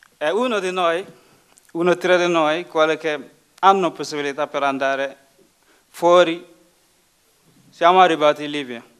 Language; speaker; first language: Italian; non-native, learner; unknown